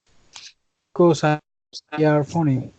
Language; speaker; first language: English; non-native, learner; Spanish